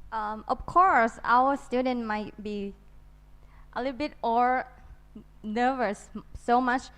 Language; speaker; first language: English; non-native, learner; Thai